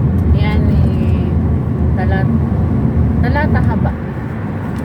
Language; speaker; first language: Arabic; non-native, learner; Filipino